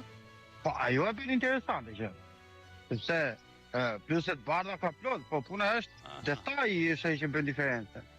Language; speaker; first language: Albanian; native; Albanian